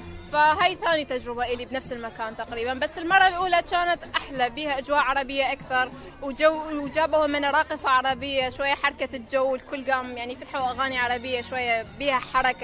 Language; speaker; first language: Arabic; native; Arabic